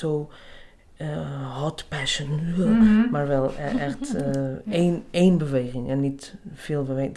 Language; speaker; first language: Dutch; non-native, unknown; Portuguese